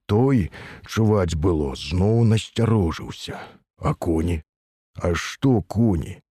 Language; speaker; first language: Belarusian; native; Belarusian